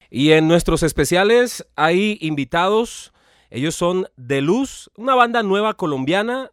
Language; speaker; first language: Spanish; native; Spanish